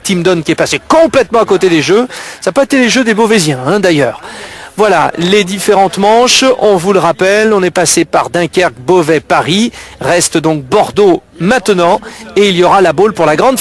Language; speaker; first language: French; native; French